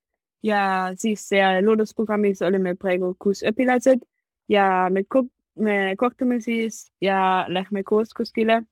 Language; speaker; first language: Estonian; non-native, learner; German